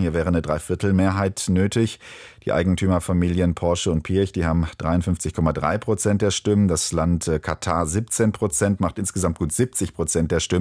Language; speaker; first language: German; native; German